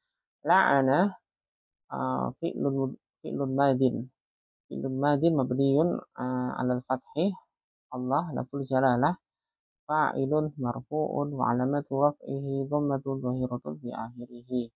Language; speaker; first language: Arabic; non-native, learner; Indonesian